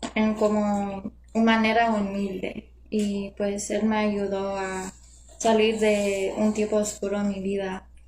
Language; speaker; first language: Spanish; non-native, learner; English